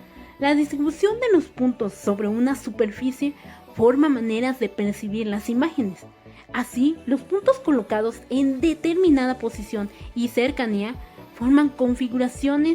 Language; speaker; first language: Spanish; native; Spanish